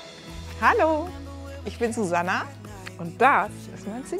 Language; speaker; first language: German; native; German